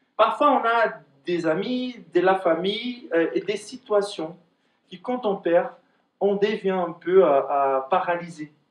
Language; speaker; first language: French; non-native, fluent; Portuguese